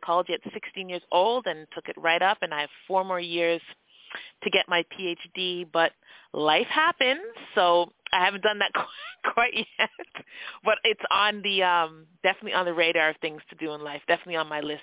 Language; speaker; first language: English; native; English